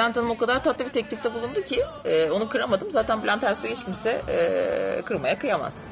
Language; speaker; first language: Turkish; native; Turkish